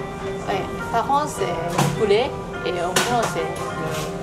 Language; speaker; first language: French; non-native, learner; Japanese